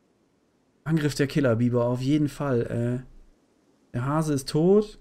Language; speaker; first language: German; native; German